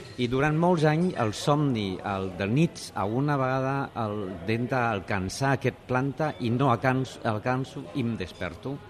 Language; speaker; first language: Catalan; non-native, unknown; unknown